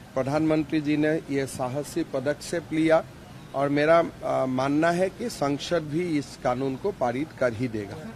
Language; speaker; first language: Hindi; non-native, local second language; Assamese